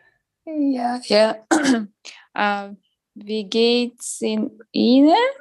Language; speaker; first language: German; non-native, learner; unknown